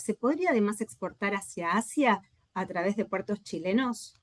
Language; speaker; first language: Spanish; native; Spanish